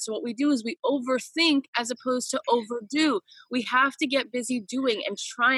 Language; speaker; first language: English; native; English